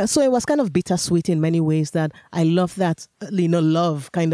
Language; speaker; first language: English; non-native, local second language; Yoruba